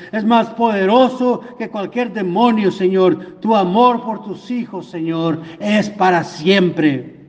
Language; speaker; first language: Spanish; non-native, fluent; English